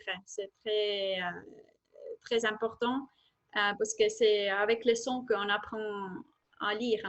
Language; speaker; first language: French; non-native, fluent; Estonian